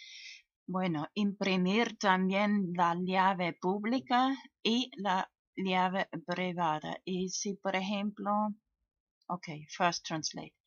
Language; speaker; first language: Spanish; non-native, fluent; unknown